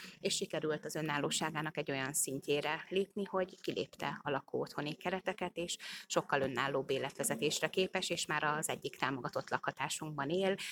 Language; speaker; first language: Hungarian; native; Hungarian